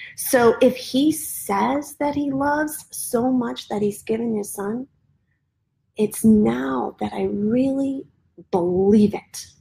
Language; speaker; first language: English; native; English